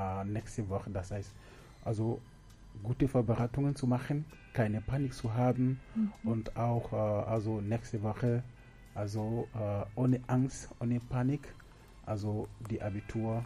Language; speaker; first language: German; non-native, learner; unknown